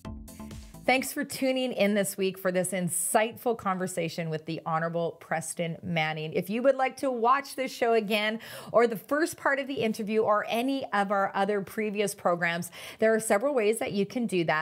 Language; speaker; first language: English; native; English